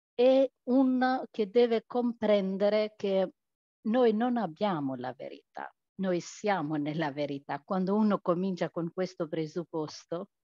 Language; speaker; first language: Italian; non-native, fluent; Albanian